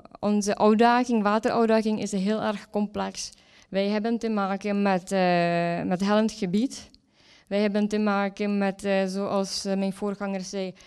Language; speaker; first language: Dutch; non-native, fluent; Czech